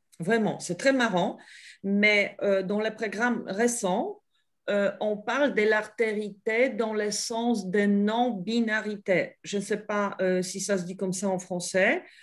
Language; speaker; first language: French; non-native, fluent; Polish